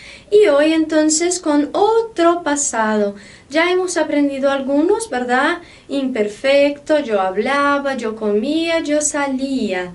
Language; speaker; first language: Spanish; non-native, fluent; Portuguese